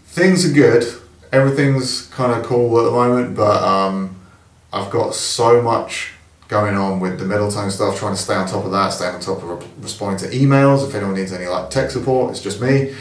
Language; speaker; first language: English; native; English